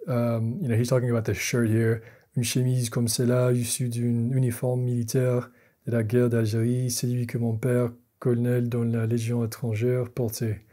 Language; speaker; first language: French; non-native, fluent; English